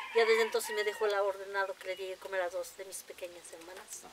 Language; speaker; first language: Spanish; native; Spanish